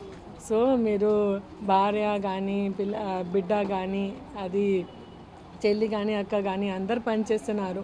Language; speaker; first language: Telugu; non-native, local second language; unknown